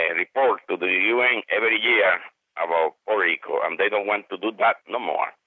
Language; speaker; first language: English; non-native, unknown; Spanish